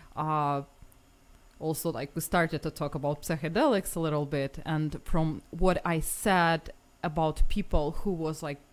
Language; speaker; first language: English; non-native, fluent; Russian